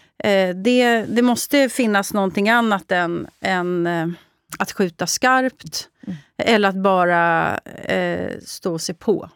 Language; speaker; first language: Swedish; native; Swedish